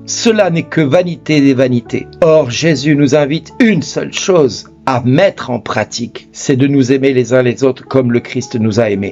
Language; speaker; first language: French; native; French